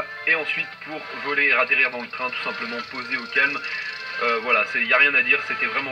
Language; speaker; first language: French; native; French